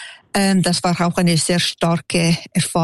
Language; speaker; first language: German; non-native, local second language; French